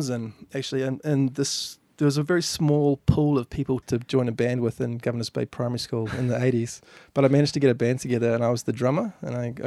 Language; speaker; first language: English; native; English